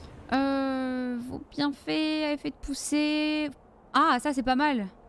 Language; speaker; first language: French; native; French